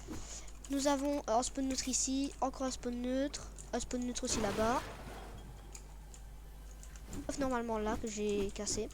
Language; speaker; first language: French; native; French